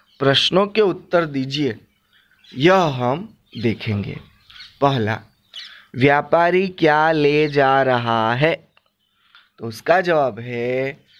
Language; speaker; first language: Hindi; non-native, local second language; Gujarati